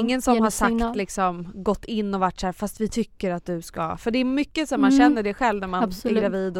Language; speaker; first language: Swedish; native; Swedish